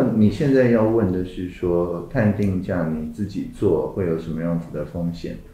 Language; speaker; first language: Chinese; native; Chinese